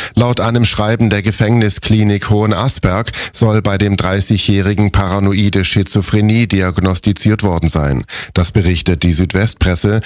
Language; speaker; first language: German; early bilingual, other home language; Italian